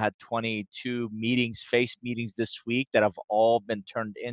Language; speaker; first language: English; non-native, fluent; Persian